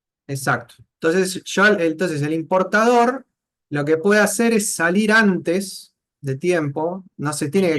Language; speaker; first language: Spanish; native; Spanish